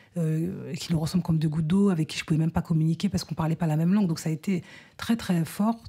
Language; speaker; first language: French; native; French